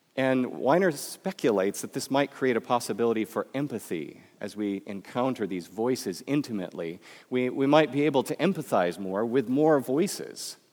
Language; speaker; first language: English; native; English